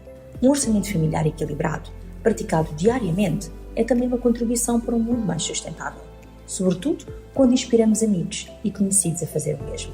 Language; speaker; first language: Portuguese; non-native, local second language; Kabuverdianu